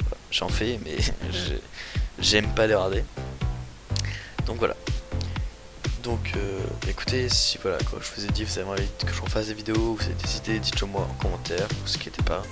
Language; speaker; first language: French; native; French